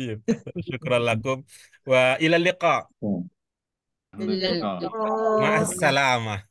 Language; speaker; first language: Arabic; non-native, learner; Indonesian